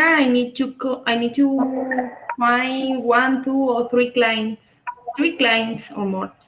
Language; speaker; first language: English; non-native, learner; Spanish